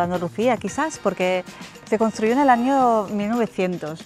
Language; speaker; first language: Spanish; native; Spanish